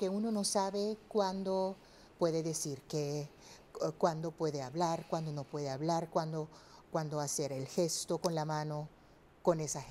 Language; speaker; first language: Spanish; non-native, fluent; Papiamento